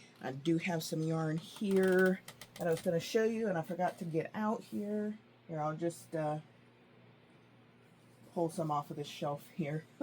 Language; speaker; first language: English; native; English